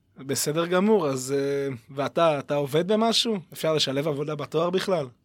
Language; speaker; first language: Hebrew; native; Hebrew